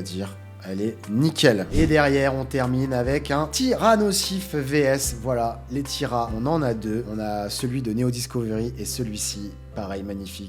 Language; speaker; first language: French; native; French